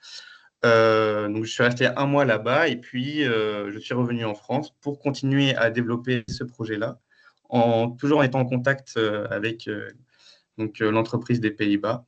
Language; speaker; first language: French; native; French